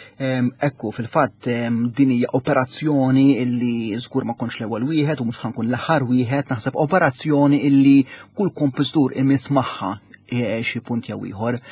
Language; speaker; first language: Maltese; native; Maltese